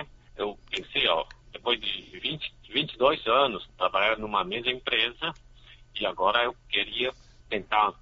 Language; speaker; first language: Portuguese; non-native, fluent; Chinese